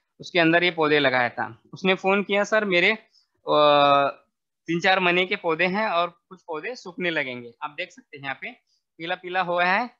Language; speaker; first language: Hindi; non-native, local second language; Marathi